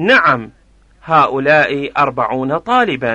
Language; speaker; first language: Arabic; non-native, fluent; Persian